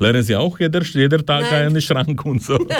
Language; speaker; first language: German; non-native, learner; Slovak